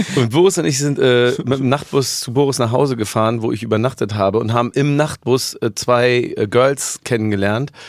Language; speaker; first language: German; native; German